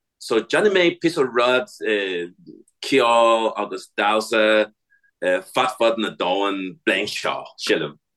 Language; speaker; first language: Irish; non-native, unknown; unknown